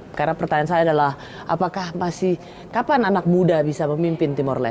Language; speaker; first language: Indonesian; native; Indonesian